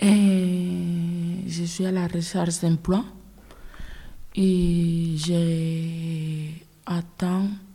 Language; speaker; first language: French; non-native, learner; Spanish